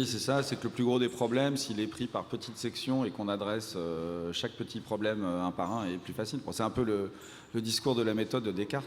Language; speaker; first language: French; native; French